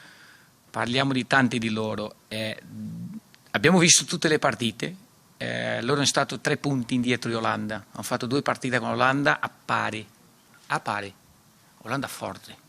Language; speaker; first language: Italian; non-native, fluent; Portuguese